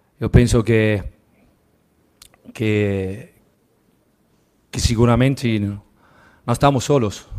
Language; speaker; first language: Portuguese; non-native, learner; Spanish